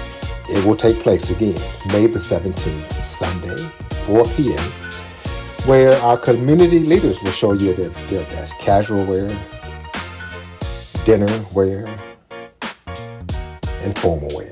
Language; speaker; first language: English; native; English